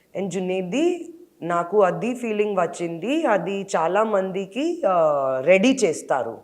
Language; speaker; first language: Telugu; non-native, local second language; Hindi